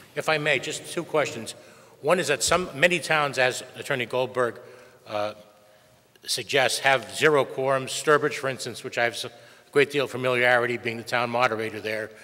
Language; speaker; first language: English; native; English